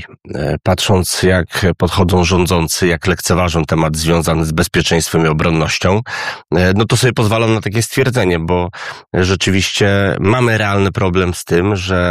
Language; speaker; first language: Polish; native; Polish